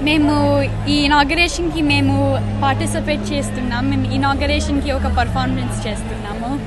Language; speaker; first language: Telugu; early bilingual, heritage; Telugu